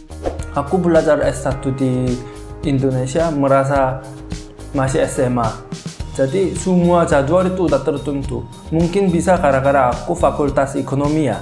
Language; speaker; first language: Indonesian; non-native, fluent; Korean